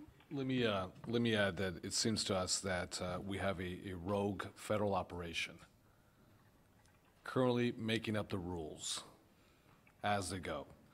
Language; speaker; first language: English; early bilingual, other home language; Spanish